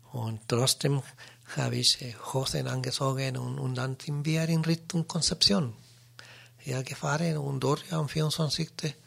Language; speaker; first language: German; non-native, learner; Spanish